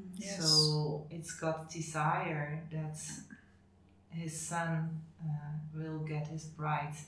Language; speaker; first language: English; non-native, fluent; Dutch